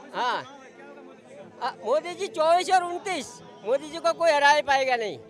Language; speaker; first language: Hindi; non-native, local second language; Gujarati